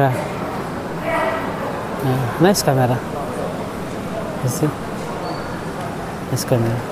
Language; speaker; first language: English; non-native, learner; Filipino